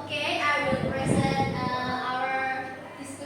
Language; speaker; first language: English; non-native, learner; Indonesian